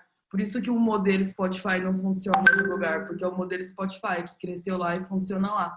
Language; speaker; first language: Portuguese; native; Portuguese